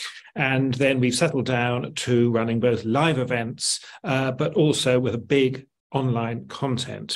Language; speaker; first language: English; native; English